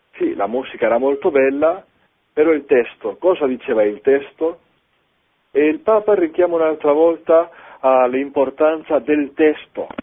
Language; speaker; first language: Italian; non-native, fluent; Spanish